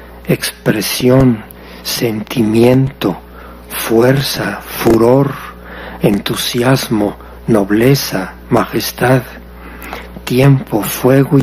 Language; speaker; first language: Spanish; native; Spanish